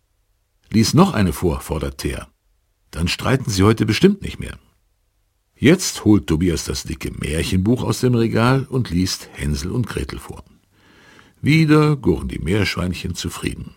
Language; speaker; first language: German; native; German